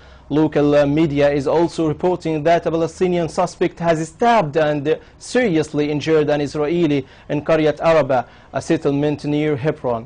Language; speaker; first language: English; non-native, local second language; Arabic